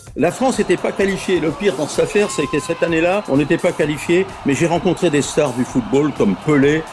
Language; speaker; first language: French; native; French